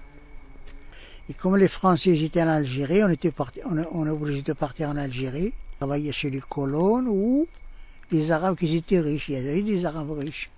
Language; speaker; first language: French; non-native, local second language; Arabic